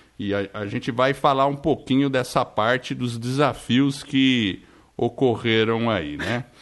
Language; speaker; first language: Portuguese; non-native, fluent; English